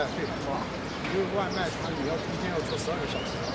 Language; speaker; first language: Chinese; native; Chinese